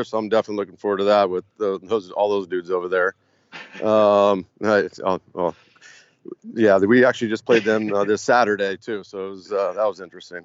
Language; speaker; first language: English; native; English